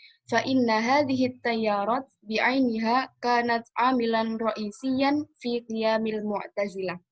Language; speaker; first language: Arabic; non-native, learner; Indonesian